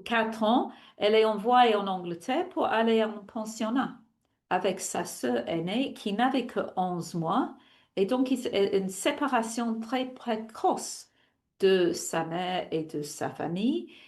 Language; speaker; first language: French; non-native, fluent; English